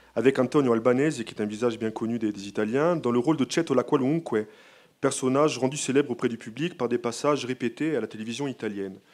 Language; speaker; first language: French; native; French